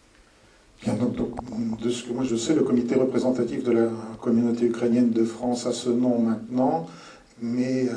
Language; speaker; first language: French; non-native, fluent; Ukrainian